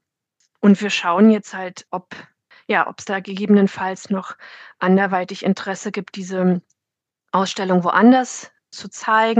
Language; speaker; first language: German; native; German